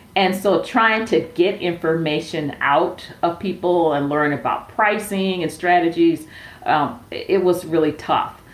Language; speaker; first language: English; native; English